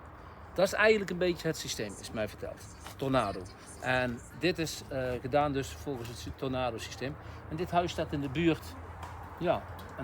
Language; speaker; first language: Dutch; native; Dutch